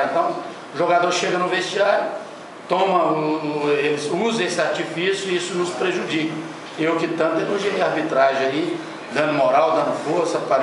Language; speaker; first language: Portuguese; native; Portuguese